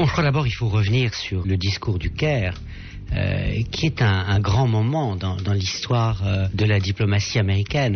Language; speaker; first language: French; native; French